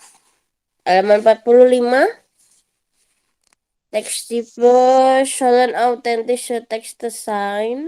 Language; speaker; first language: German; non-native, fluent; Indonesian